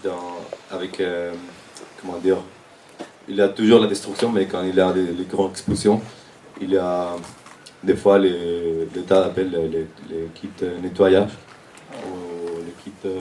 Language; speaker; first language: French; non-native, fluent; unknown